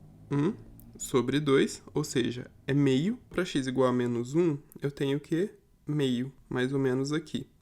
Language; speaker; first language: Portuguese; native; Portuguese